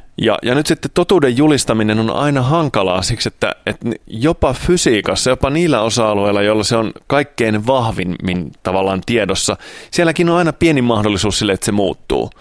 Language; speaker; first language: Finnish; early bilingual, other home language; Italian